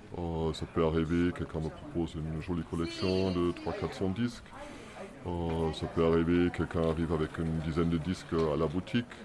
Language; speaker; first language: French; non-native, fluent; German